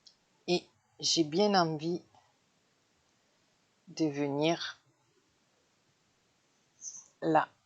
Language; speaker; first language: French; native; French